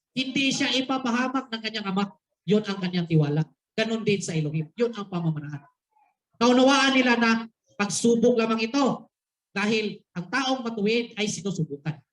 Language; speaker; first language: Filipino; non-native, local second language; Cebuano